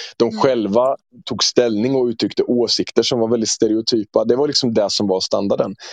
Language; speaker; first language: Swedish; early bilingual, other home language; Turkish